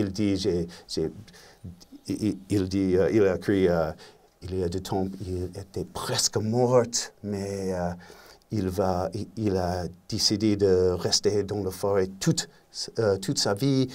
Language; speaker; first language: French; non-native, learner; English